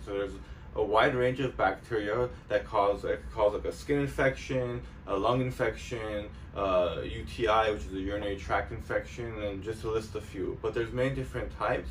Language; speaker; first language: English; native; English